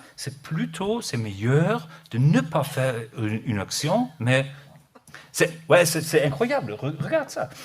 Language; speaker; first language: French; non-native, learner; German